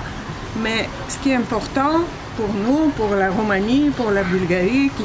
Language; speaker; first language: French; non-native, fluent; Bulgarian